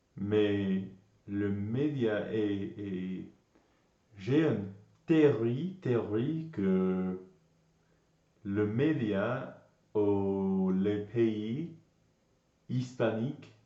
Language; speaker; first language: French; non-native, learner; English